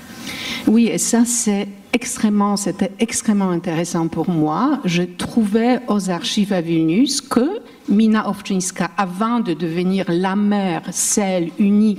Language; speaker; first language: French; non-native, fluent; Polish